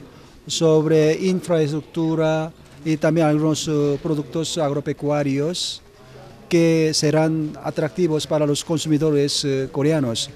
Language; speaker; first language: Spanish; non-native, learner; Korean